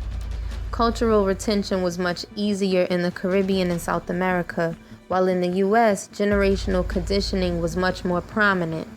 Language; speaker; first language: English; native; English